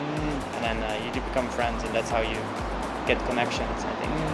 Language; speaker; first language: English; non-native, fluent; Dutch